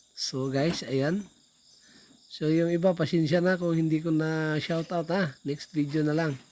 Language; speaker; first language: Filipino; non-native, local second language; Cebuano